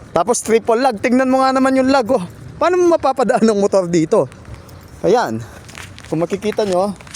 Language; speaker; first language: Filipino; native; Filipino